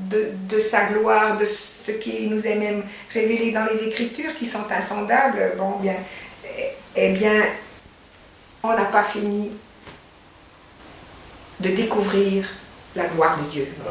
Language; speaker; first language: French; native; French